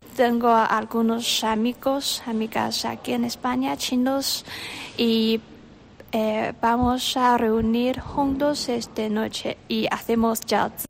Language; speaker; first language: Spanish; non-native, learner; Chinese